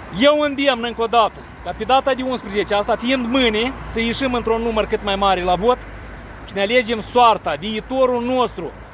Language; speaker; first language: Romanian; native; Romanian